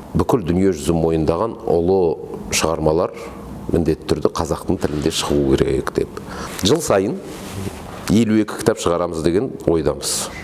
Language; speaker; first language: Kazakh; native; Kazakh